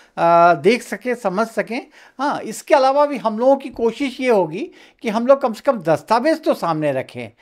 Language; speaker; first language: Hindi; native; Hindi